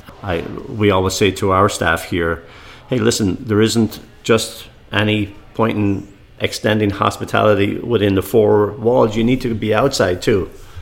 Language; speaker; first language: English; native; English